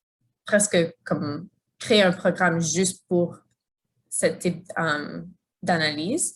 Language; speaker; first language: French; non-native, fluent; English